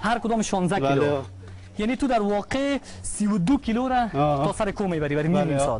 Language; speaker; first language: Persian; native; Persian